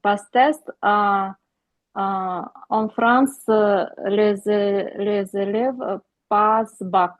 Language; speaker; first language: French; non-native, learner; Ukrainian